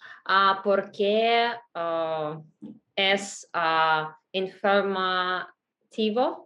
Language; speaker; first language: Spanish; non-native, learner; Russian